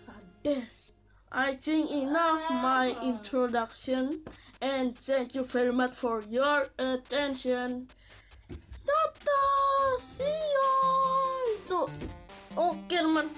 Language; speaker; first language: English; non-native, learner; Indonesian